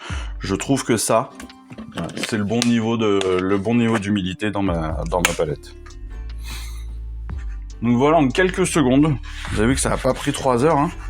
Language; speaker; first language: French; native; French